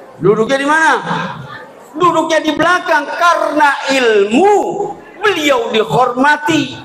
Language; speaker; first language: Indonesian; native; Indonesian